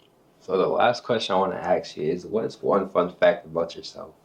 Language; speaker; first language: English; native; English